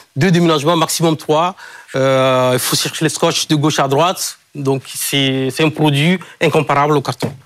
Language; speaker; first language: French; non-native, local second language; Ewe